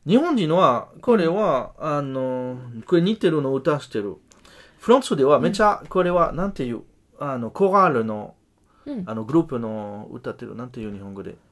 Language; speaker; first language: Japanese; non-native, learner; French